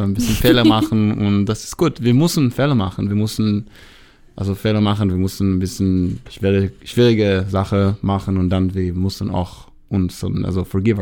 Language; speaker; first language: German; non-native, learner; Hebrew